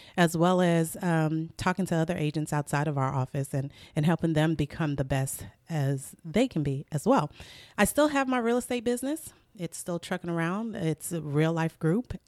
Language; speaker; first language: English; early bilingual, other home language; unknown